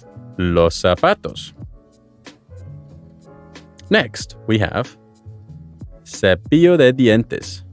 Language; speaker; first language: Spanish; non-native, learner; English